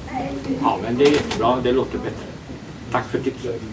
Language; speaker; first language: Swedish; non-native, fluent; Hungarian